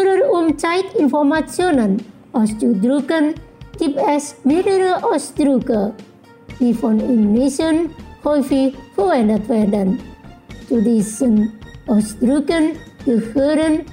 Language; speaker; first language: German; non-native, fluent; Indonesian